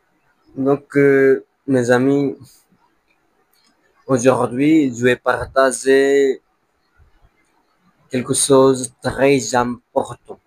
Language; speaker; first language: French; non-native, learner; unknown